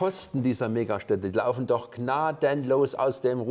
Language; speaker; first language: German; native; German